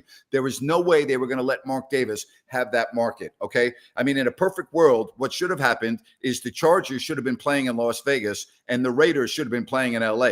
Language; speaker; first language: English; native; English